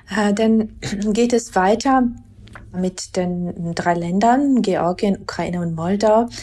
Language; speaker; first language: German; non-native, fluent; Georgian